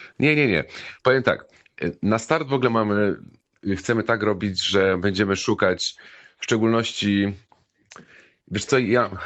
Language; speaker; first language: Polish; native; Polish